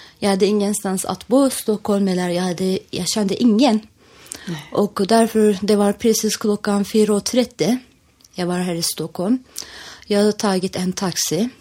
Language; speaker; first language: Swedish; non-native, fluent; Turkish